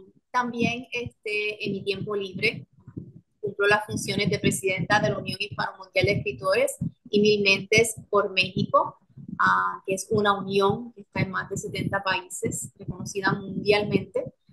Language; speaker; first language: Spanish; native; Spanish